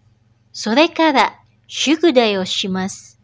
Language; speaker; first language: Japanese; non-native, fluent; Indonesian